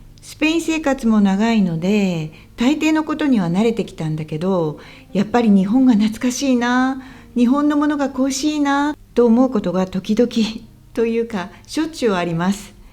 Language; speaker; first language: Japanese; native; Japanese